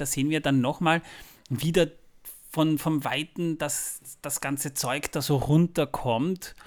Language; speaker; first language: German; native; German